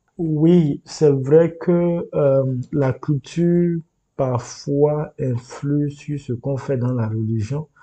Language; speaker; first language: French; non-native, local second language; Yoruba